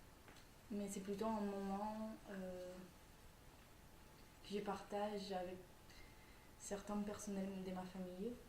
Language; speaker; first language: French; non-native, fluent; Italian